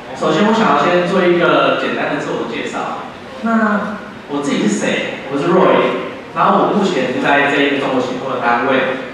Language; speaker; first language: Chinese; native; Chinese